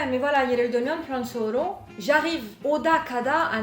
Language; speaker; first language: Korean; non-native, learner; French